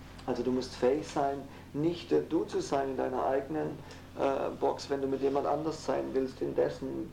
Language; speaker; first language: German; native; German